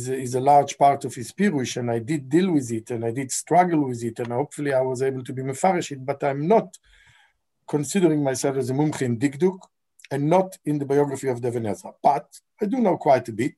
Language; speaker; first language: English; non-native, fluent; Hebrew